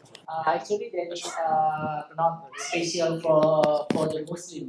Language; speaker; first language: English; non-native, learner; Indonesian